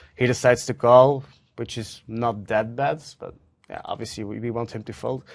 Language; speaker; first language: English; non-native, fluent; Dutch